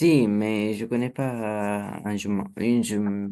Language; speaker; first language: French; non-native, learner; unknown